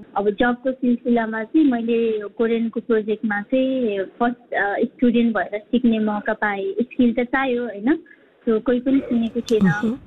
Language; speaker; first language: Nepali; non-native, local second language; Sherpa